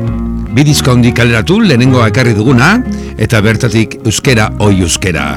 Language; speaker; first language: Basque; native; Basque